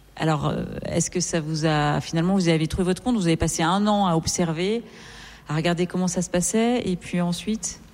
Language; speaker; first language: French; native; French